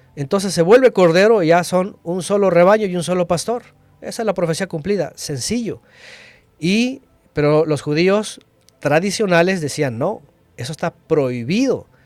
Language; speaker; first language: Spanish; native; Spanish